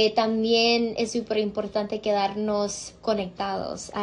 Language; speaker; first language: Spanish; early bilingual, other home language; English